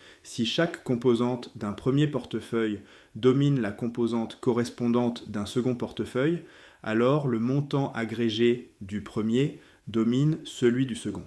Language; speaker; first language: French; native; French